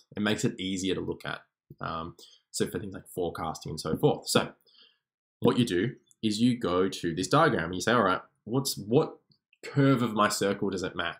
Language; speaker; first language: English; native; English